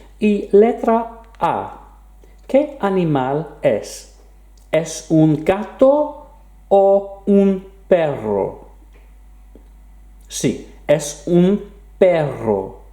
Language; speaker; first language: Spanish; non-native, fluent; English